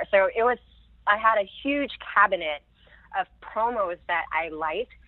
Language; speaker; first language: English; non-native, local second language; Cantonese